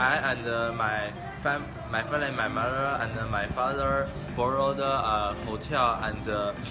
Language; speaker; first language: English; non-native, learner; Chinese